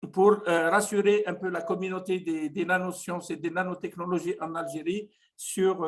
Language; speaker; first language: French; non-native, local second language; Arabic